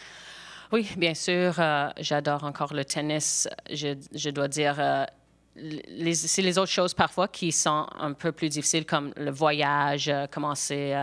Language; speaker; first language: French; non-native, local second language; English